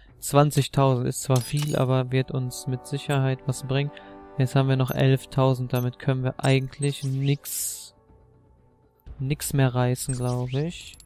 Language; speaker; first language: German; native; German